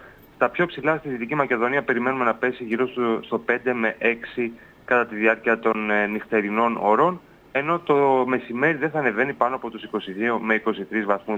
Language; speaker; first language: Greek; native; Greek